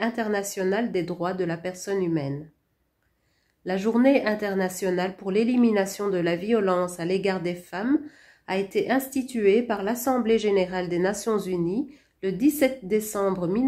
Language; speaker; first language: French; non-native, local second language; Rundi